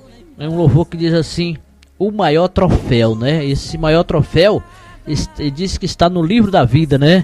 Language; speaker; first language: Portuguese; native; Portuguese